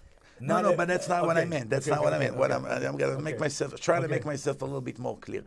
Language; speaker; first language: English; non-native, fluent; Hebrew